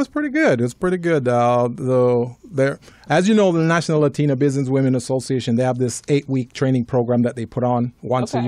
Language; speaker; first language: English; native; English